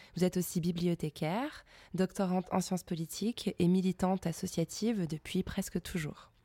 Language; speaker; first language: French; native; French